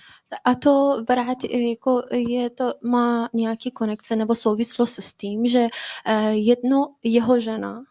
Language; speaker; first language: Czech; non-native, fluent; Persian